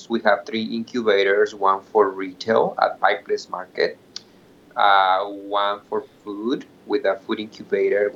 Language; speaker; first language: English; non-native, fluent; Spanish